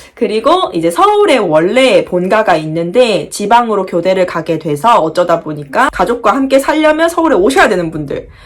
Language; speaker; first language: Korean; native; Korean